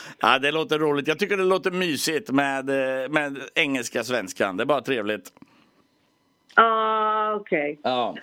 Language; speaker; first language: Swedish; native; Swedish